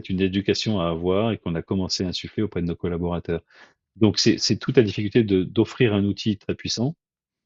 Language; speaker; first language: French; native; French